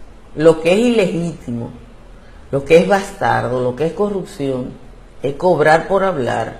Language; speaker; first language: Spanish; native; Spanish